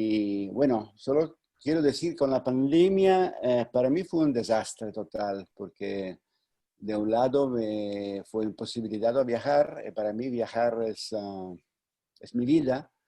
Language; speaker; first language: Spanish; non-native, fluent; Italian